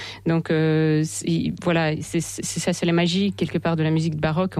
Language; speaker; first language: French; non-native, fluent; Russian